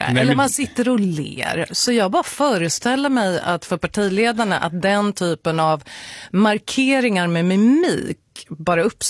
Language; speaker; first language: Swedish; native; Swedish